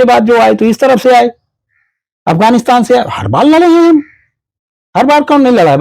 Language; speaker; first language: Hindi; native; Hindi